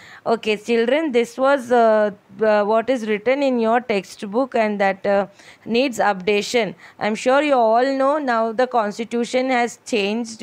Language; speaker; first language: English; non-native, local second language; Malayalam